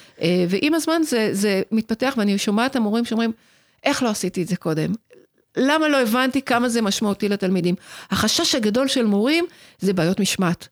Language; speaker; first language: Hebrew; native; Hebrew